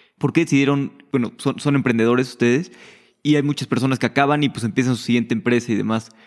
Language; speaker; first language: Spanish; native; Spanish